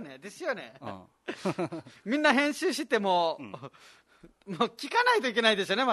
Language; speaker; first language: Japanese; non-native, fluent; Nepali